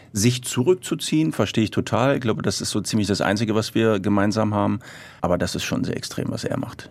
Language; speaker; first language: German; early bilingual, other home language; Croatian